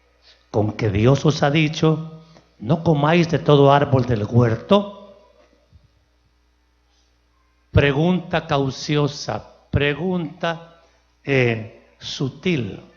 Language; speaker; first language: Spanish; native; Spanish